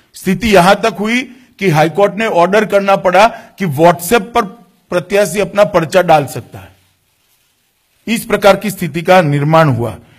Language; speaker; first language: Hindi; non-native, local second language; Gujarati